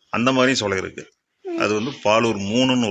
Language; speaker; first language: Tamil; native; Tamil